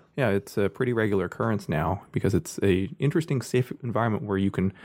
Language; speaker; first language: English; native; English